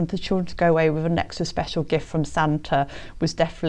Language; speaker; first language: English; native; English